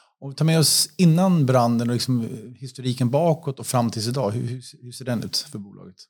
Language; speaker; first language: Swedish; native; Swedish